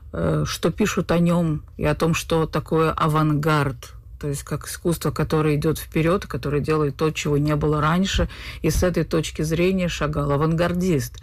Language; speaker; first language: Russian; native; Russian